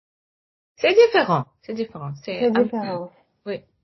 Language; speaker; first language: French; non-native, learner; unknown